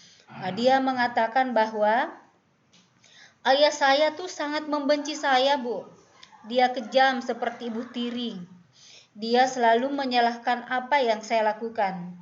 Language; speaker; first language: Indonesian; native; Indonesian